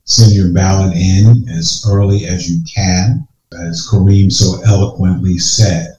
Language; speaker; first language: English; native; English